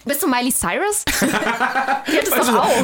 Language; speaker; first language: German; native; German